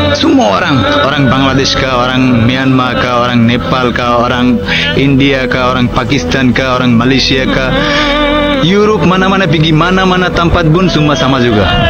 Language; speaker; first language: Malay; non-native, learner; Bangla